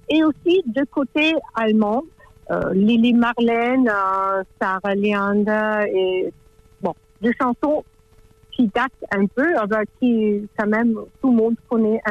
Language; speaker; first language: French; non-native, fluent; German